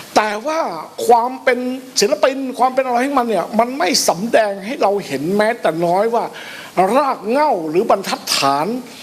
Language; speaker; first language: Thai; native; Thai